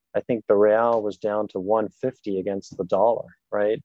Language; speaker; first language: English; non-native, fluent; German